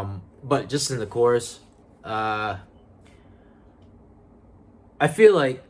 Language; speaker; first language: English; native; English